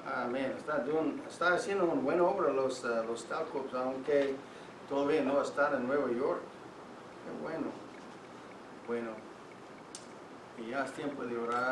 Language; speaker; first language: Spanish; non-native, fluent; English